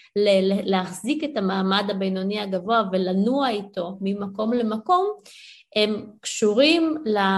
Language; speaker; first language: Hebrew; early bilingual, other home language; Ukrainian